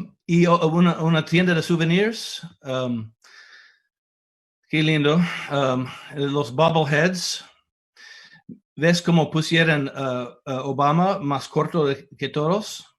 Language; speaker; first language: Spanish; non-native, fluent; English